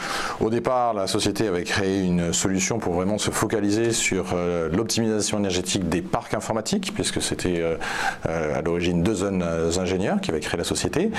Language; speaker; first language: French; native; French